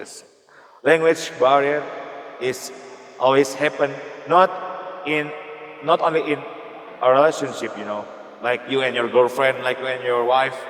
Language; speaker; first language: English; non-native, learner; Indonesian